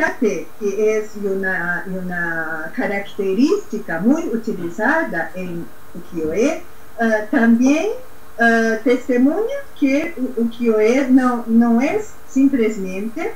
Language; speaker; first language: Spanish; non-native, learner; Portuguese